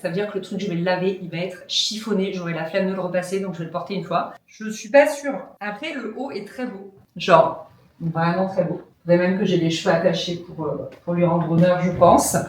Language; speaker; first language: French; native; French